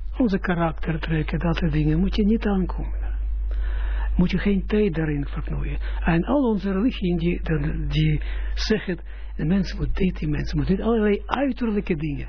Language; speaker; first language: Dutch; non-native, fluent; Russian